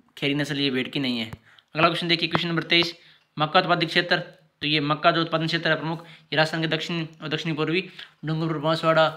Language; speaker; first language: Hindi; native; Hindi